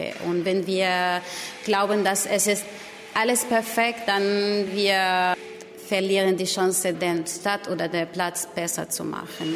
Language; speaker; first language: German; non-native, learner; Arabic